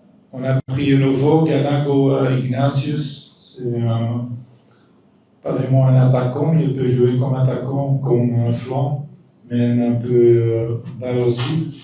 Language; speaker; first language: French; non-native, local second language; Dutch